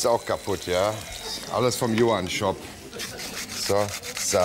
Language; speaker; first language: German; native; German